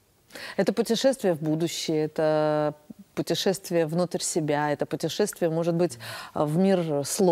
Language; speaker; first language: Russian; native; Russian